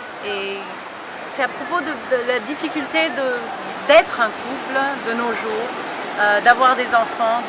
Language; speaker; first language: French; early bilingual, heritage; French